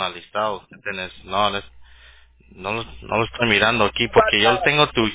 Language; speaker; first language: Spanish; early bilingual, heritage; Spanish